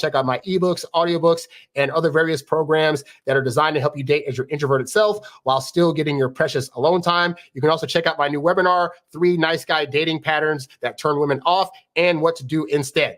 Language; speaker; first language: English; native; English